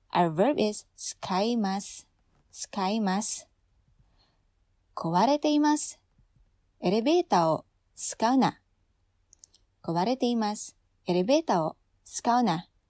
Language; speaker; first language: Japanese; non-native, fluent; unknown